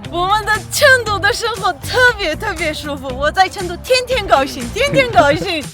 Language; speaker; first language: Chinese; non-native, learner; Armenian